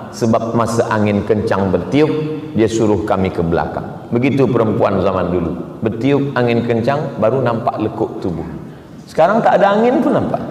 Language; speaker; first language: Malay; native; Malay